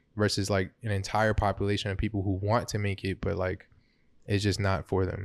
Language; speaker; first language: English; early bilingual, other home language; Haitian Creole